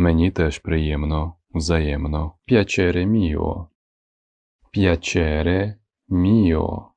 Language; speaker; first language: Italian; non-native, fluent; Ukrainian